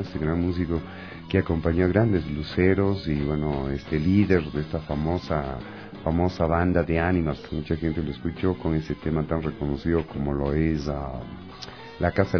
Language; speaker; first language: Spanish; native; Spanish